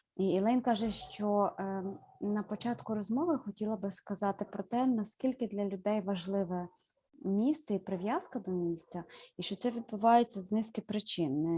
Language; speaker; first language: Ukrainian; native; Ukrainian